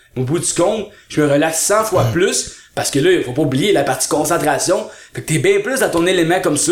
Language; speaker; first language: French; native; French